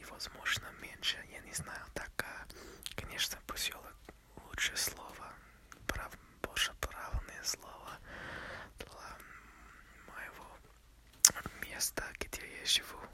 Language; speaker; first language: Russian; non-native, learner; English